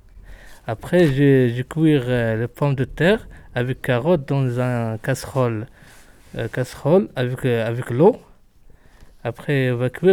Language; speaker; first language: French; non-native, learner; Arabic